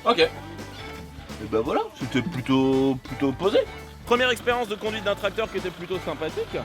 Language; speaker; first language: French; native; French